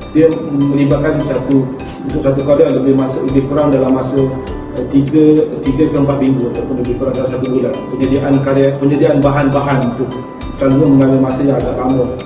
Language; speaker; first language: Malay; native; Malay